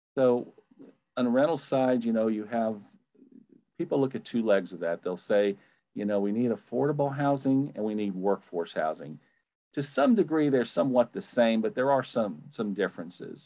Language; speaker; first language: English; native; English